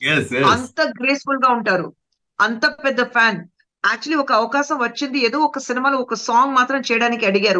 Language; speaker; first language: Telugu; non-native, fluent; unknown